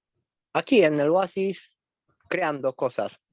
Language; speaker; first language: Spanish; non-native, fluent; Romanian